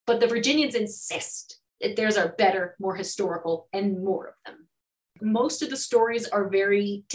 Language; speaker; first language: English; native; English